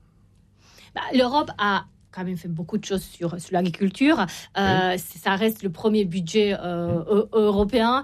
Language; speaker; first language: French; non-native, fluent; Romanian